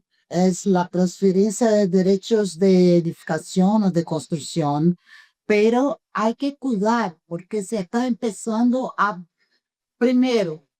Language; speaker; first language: Spanish; non-native, fluent; Portuguese